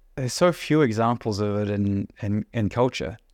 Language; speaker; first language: English; native; English